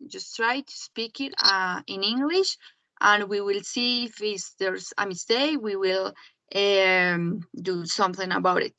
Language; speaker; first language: English; non-native, learner; Spanish